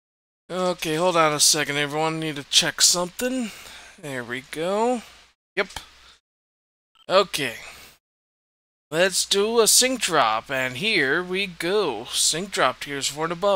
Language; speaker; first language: English; native; English